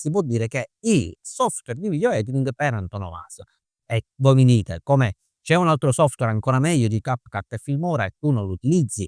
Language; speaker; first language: Italian; native; Italian